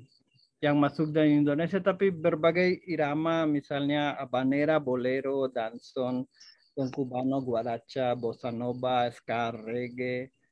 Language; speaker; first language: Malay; non-native, fluent; Spanish